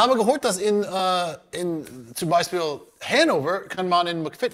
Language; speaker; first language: German; non-native, learner; English